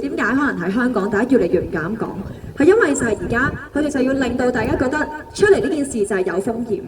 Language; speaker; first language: Cantonese; native; Cantonese